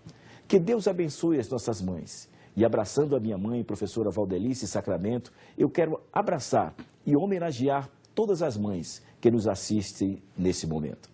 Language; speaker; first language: Portuguese; native; Portuguese